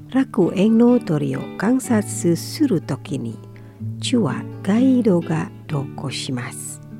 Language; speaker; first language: Japanese; non-native, fluent; Indonesian